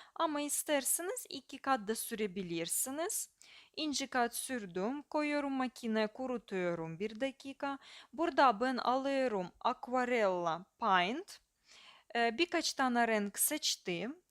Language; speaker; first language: Turkish; non-native, fluent; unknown